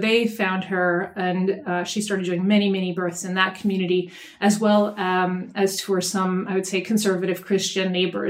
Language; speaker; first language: English; native; English